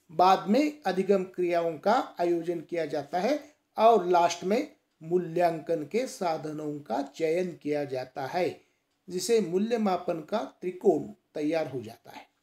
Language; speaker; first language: Hindi; non-native, local second language; Marathi